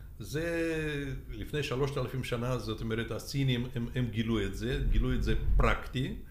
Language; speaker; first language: Hebrew; non-native, fluent; Russian